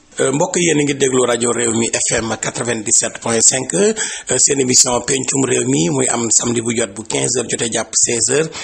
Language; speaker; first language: Wolof; native; Wolof